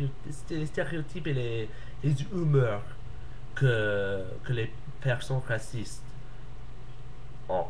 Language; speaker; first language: French; non-native, learner; English